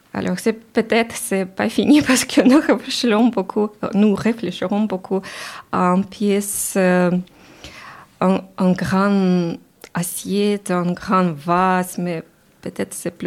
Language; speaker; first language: French; non-native, learner; Ukrainian